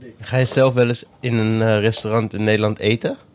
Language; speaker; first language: Dutch; native; Dutch